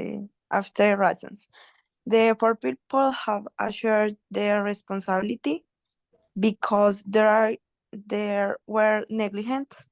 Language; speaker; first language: English; non-native, learner; Spanish